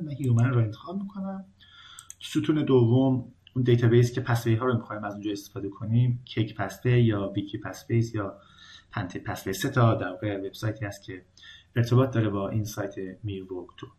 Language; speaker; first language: Persian; native; Persian